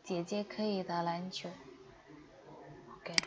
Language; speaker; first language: Chinese; non-native, fluent; Indonesian